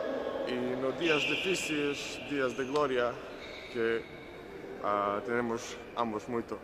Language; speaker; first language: Portuguese; non-native, learner; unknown